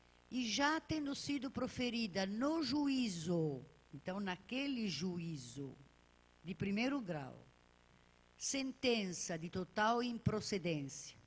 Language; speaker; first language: Portuguese; native; Portuguese